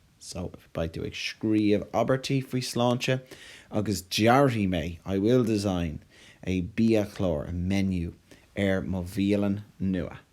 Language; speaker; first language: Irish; non-native, local second language; English